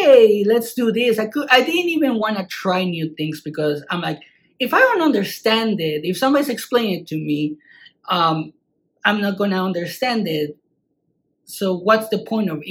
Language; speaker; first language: English; non-native, fluent; Spanish